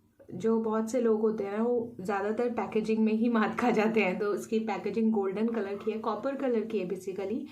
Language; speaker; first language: Hindi; native; Hindi